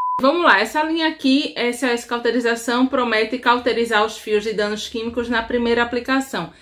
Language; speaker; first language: Portuguese; native; Portuguese